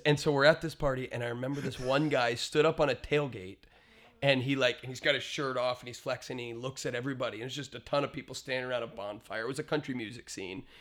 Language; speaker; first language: English; native; English